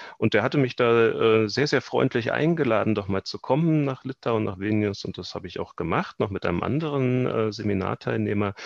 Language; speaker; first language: German; native; German